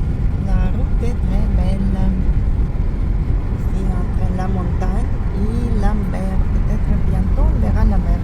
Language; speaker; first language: French; non-native, fluent; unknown